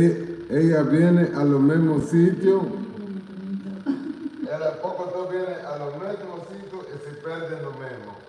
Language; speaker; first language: Spanish; non-native, learner; Portuguese